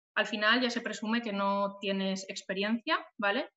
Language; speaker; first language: Spanish; native; Spanish